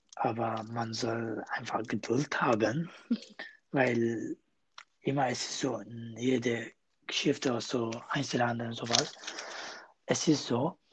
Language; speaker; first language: German; non-native, learner; Kurdish